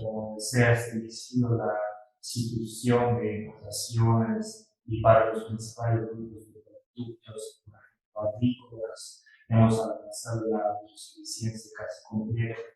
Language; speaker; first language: Spanish; non-native, fluent; Russian